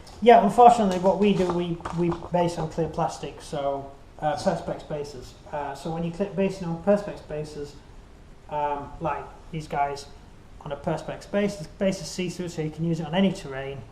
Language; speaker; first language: English; native; English